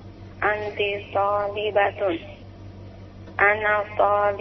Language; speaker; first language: Arabic; non-native, learner; Indonesian